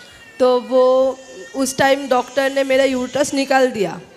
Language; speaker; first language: Hindi; non-native, local second language; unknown